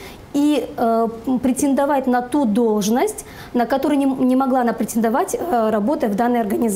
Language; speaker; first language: Russian; native; Russian